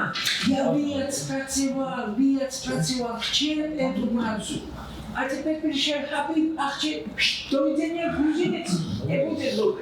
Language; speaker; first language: Slovak; non-native, learner; Russian